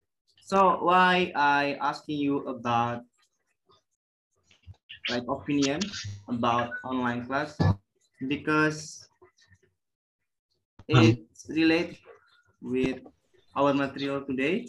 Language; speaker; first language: English; non-native, learner; Indonesian